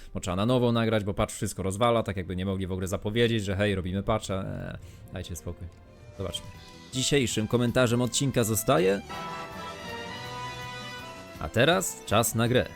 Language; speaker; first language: Polish; native; Polish